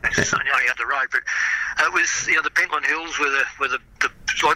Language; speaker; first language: English; native; English